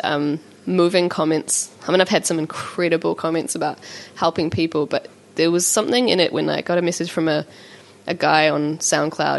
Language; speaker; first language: English; native; English